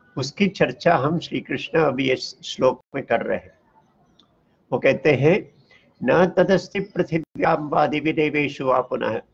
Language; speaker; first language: Hindi; non-native, local second language; Tamil